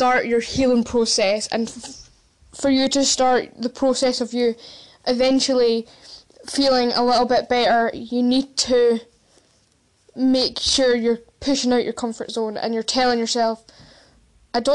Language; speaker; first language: English; native; English